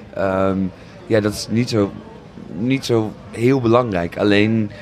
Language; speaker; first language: Dutch; native; Dutch